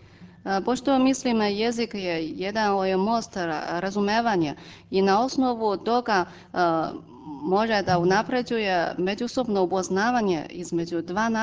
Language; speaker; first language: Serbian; non-native, fluent; Chinese